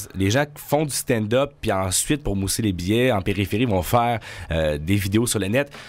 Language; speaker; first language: French; native; French